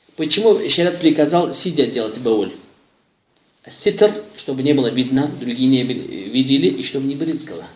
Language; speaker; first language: Russian; non-native, local second language; Azerbaijani